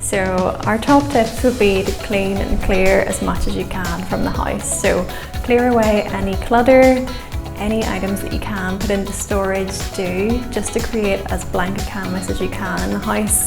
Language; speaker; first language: English; native; English